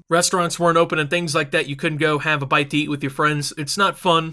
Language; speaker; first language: English; native; English